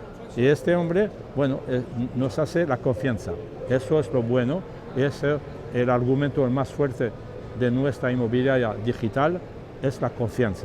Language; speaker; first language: Spanish; non-native, learner; French